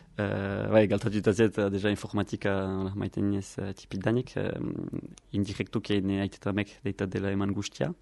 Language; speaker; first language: Basque; native; Basque